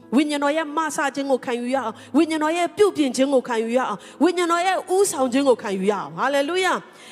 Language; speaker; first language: Burmese; non-native, local second language; Tedim Chin